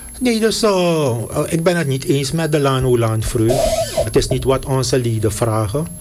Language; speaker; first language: Dutch; native; Dutch